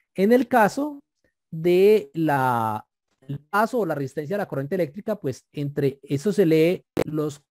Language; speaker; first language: Spanish; native; Spanish